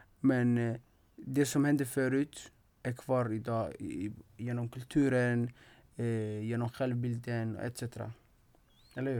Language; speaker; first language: Swedish; non-native, fluent; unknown